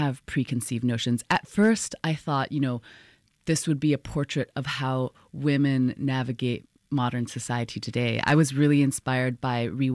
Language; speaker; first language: English; non-native, local second language; Cantonese